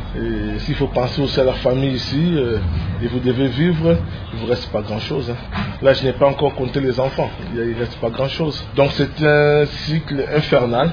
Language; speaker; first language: French; non-native, local second language; Lingala